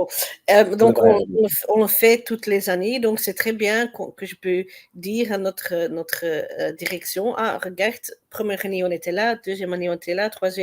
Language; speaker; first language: French; non-native, learner; Dutch